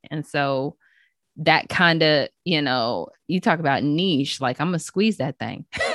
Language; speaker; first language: English; native; English